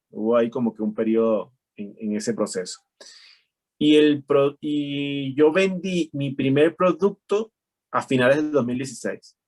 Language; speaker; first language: Spanish; native; Spanish